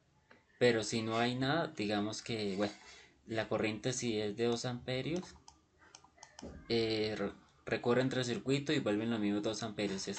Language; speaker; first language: Spanish; native; Spanish